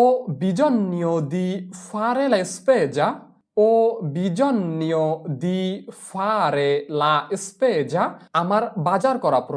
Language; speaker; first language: Italian; non-native, fluent; Bangla